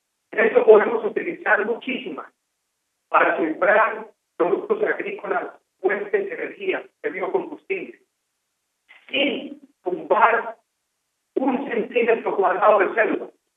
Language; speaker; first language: Spanish; native; Spanish